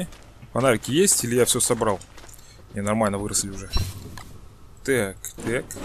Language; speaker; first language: Russian; native; Russian